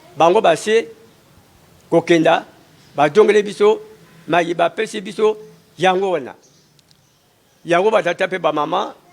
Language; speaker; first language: Lingala; native; Lingala